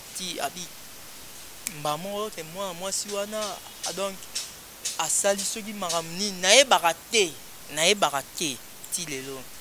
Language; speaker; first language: Lingala; native; Lingala